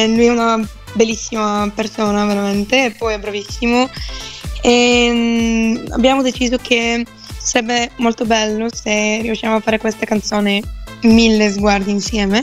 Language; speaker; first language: Italian; non-native, fluent; Bulgarian